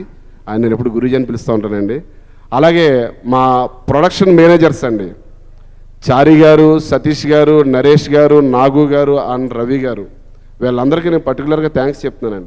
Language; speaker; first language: Telugu; native; Telugu